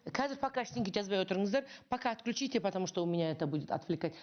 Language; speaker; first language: Russian; non-native, local second language; Kazakh